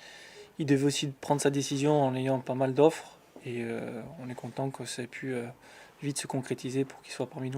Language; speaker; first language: French; native; French